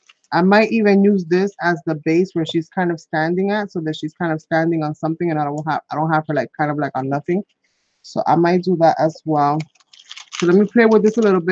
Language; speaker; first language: English; early bilingual, other home language; Spanish